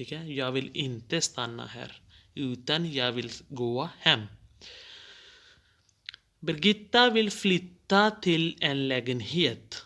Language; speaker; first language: Swedish; non-native, fluent; Hindi